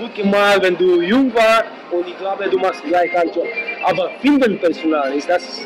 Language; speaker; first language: German; non-native, learner; English